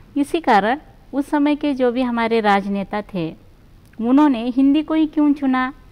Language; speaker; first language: Hindi; non-native, local second language; Marathi